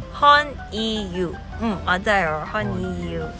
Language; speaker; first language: Korean; non-native, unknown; Cantonese